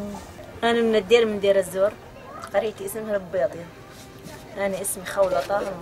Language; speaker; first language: Arabic; native; Arabic